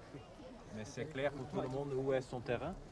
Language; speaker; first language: French; non-native, learner; Dutch